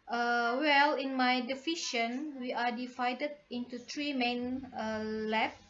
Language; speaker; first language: English; non-native, learner; Indonesian